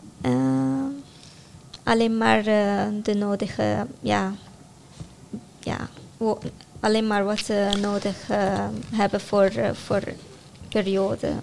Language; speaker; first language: Dutch; non-native, learner; Arabic